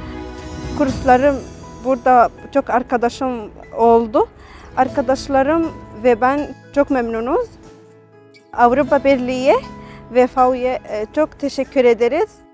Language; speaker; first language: Turkish; non-native, learner; Arabic